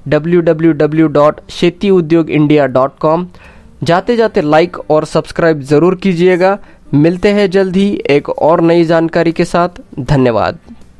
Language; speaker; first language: Hindi; non-native, local second language; Marathi